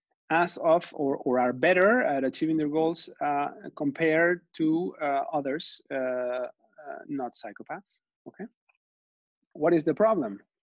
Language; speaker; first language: English; non-native, fluent; Spanish